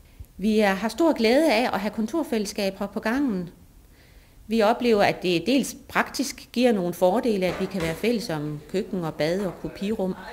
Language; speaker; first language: Danish; native; Danish